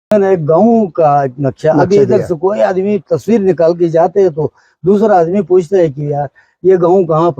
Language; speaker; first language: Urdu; non-native, local second language; Shina